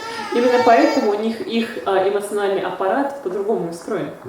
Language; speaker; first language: Russian; native; Russian